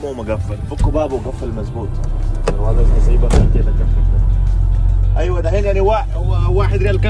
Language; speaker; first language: Arabic; non-native, learner; Hindi